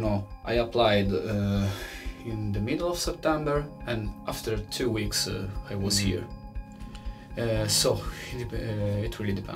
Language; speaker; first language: English; non-native, fluent; Italian